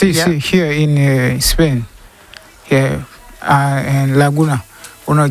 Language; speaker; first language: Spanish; non-native, learner; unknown